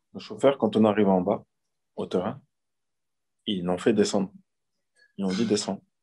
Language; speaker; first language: French; native; French